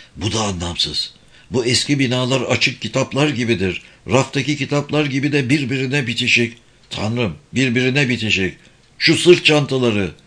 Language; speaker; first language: Turkish; native; Turkish